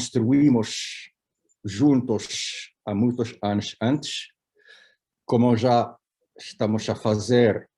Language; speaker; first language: Portuguese; non-native, fluent; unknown